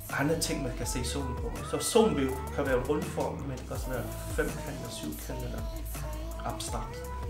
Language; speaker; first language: Danish; early bilingual, other home language; Vietnamese